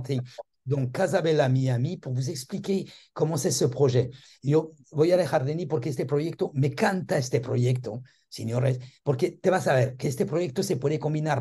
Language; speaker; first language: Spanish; non-native, learner; French